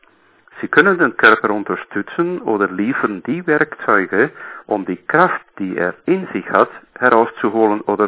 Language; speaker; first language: German; native; German